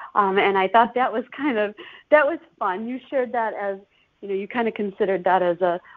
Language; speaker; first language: English; native; English